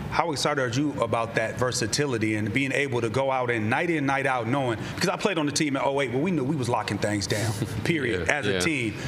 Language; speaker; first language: English; native; English